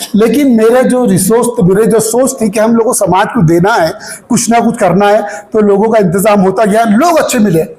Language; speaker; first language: Hindi; non-native, local second language; Marathi